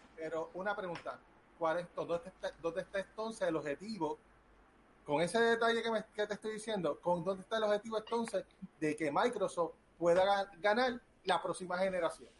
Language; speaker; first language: Spanish; early bilingual, heritage; Spanish